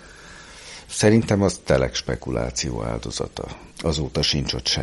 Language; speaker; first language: Hungarian; native; Hungarian